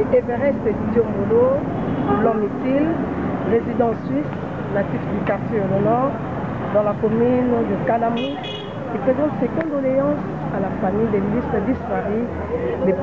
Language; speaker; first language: French; non-native, local second language; Lingala